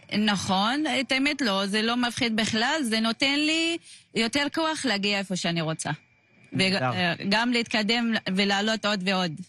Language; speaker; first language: Hebrew; non-native, local second language; Arabic